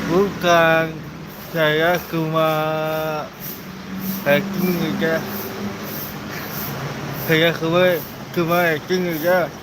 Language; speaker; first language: Indonesian; non-native, local second language; Balinese